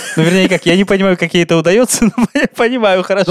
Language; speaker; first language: Russian; native; Russian